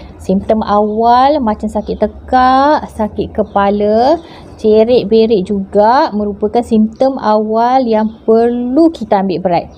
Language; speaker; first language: Malay; native; Malay